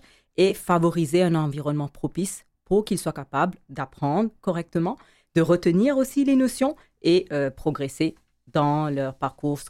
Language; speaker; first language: French; native; French